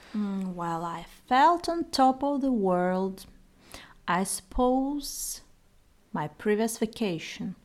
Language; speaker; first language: English; non-native, fluent; Russian